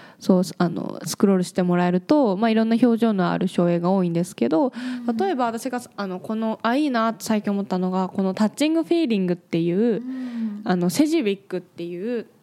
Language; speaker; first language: Japanese; native; Japanese